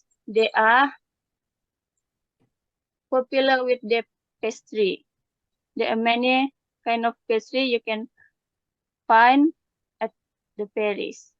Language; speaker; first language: English; non-native, learner; Malay